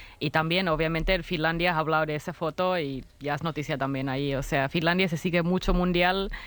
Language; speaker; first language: Spanish; non-native, fluent; Finnish